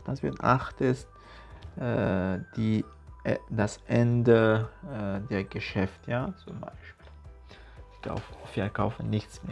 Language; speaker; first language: German; non-native, fluent; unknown